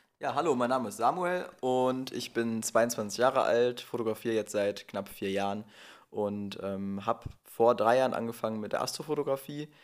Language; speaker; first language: German; native; German